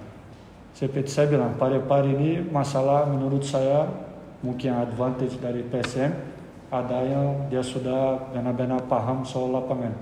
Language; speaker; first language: Indonesian; non-native, learner; Portuguese